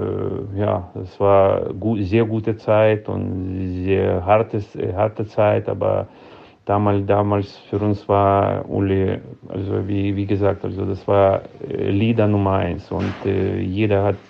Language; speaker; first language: German; non-native, fluent; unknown